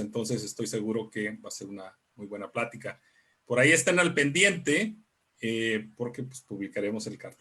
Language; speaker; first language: Spanish; native; Spanish